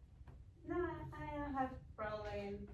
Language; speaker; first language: English; non-native, learner; Spanish